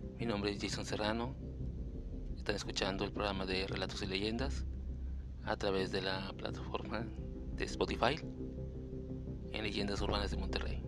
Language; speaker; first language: Spanish; native; Spanish